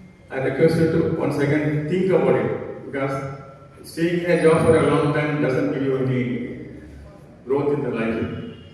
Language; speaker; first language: English; non-native, local second language; Tamil